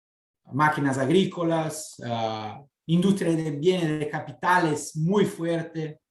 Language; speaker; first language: Spanish; non-native, fluent; Portuguese